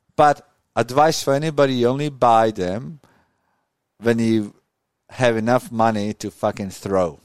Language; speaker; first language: English; non-native, fluent; Croatian